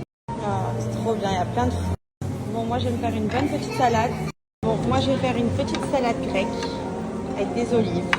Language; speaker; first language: French; native; French